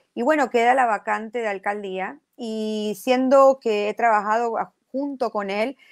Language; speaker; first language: Spanish; native; Spanish